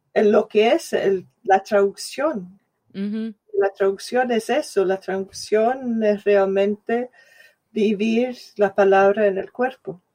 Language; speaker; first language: Spanish; non-native, fluent; English